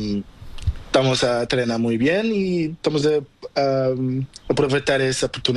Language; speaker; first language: Spanish; non-native, learner; Portuguese